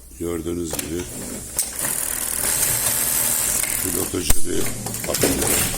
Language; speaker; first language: Turkish; native; Turkish